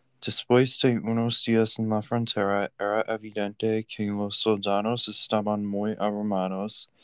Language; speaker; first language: Spanish; non-native, learner; English